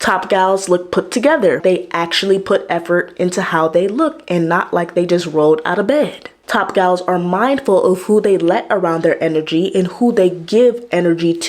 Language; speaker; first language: English; native; English